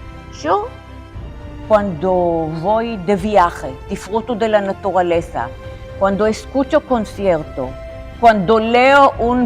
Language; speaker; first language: Spanish; non-native, fluent; Hebrew